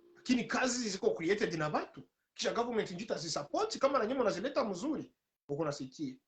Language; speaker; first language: Swahili; native; Swahili